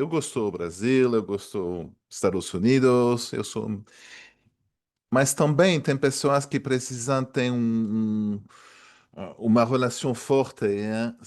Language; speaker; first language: Portuguese; non-native, fluent; French